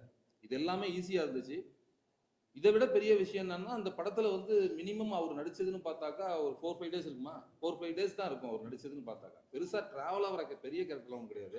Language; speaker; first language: Tamil; native; Tamil